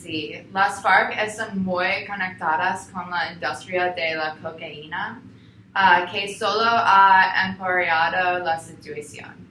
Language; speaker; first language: Spanish; non-native, learner; English